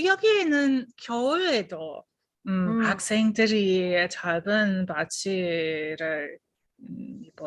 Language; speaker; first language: Korean; non-native, learner; English